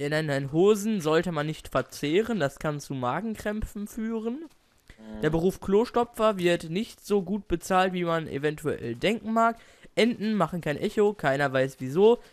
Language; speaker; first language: German; native; German